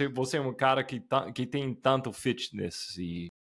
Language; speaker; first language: Portuguese; non-native, fluent; English